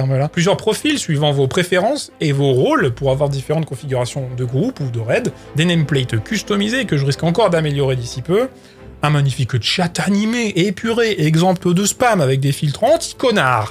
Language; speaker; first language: French; native; French